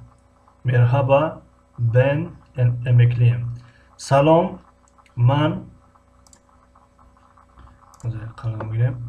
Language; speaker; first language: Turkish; non-native, fluent; Tajik